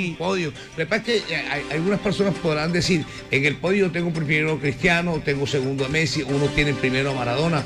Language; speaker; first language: Spanish; native; Spanish